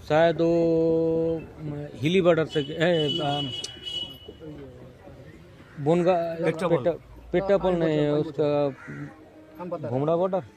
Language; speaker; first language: Hindi; non-native, local second language; Bangla